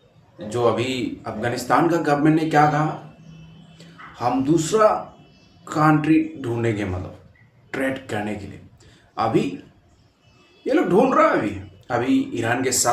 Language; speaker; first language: Hindi; non-native, local second language; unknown